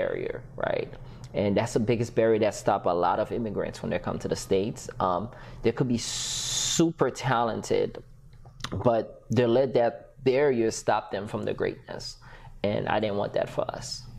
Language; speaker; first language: English; non-native, fluent; Haitian Creole